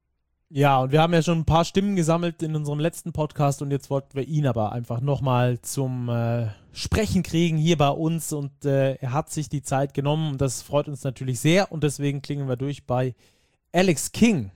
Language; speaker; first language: German; native; German